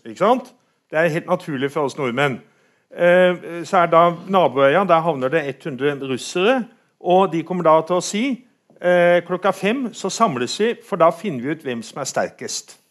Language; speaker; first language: Norwegian; native; Norwegian